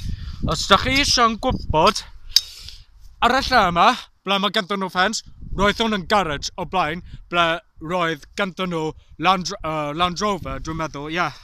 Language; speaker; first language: Welsh; non-native, learner; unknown